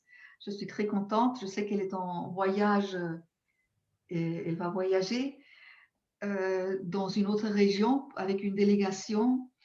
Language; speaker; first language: French; non-native, local second language; German